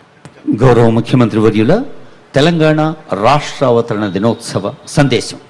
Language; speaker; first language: Telugu; native; Telugu